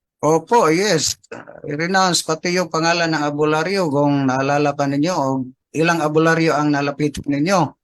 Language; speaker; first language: Filipino; non-native, local second language; Cebuano